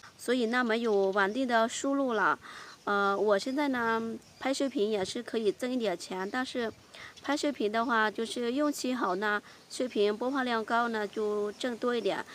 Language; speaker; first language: Chinese; non-native, fluent; Lao